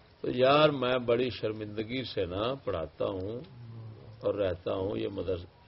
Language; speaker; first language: Urdu; non-native, local second language; Punjabi